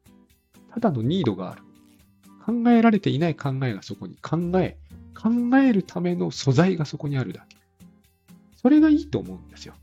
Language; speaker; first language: Japanese; native; Japanese